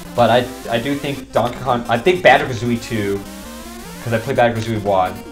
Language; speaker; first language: English; native; English